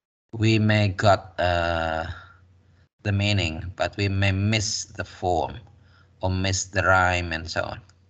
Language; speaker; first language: English; non-native, fluent; Indonesian